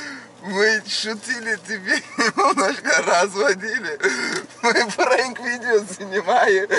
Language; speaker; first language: Russian; non-native, learner; Turkish